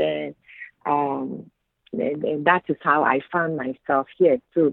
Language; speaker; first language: English; non-native, fluent; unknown